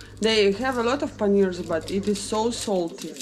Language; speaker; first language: English; non-native, learner; Russian